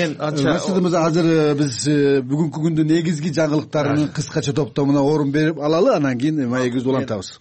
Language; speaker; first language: Kyrgyz; native; Kyrgyz